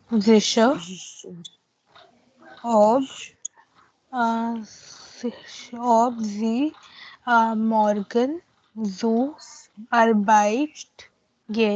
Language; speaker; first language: German; non-native, learner; Hindi